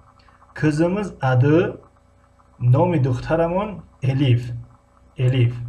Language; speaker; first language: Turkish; non-native, fluent; Tajik